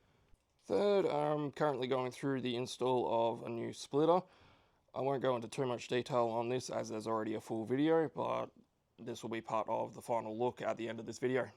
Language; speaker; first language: English; native; English